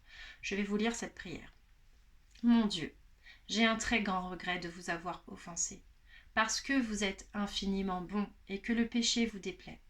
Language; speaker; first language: French; native; French